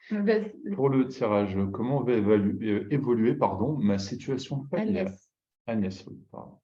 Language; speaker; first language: French; native; French